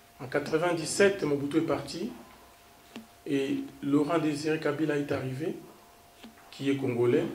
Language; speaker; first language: French; non-native, local second language; Kongo